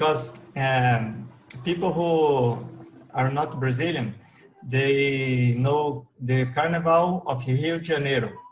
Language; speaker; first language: English; non-native, learner; Portuguese